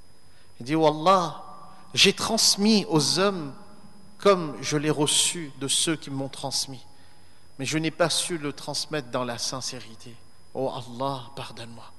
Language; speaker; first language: French; native; French